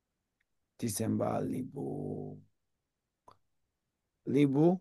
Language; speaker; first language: Indonesian; non-native, learner; English